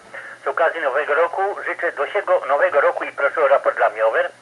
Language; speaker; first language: Polish; native; Polish